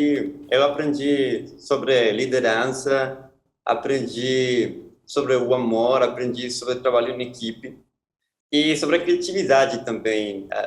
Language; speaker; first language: Portuguese; non-native, fluent; Spanish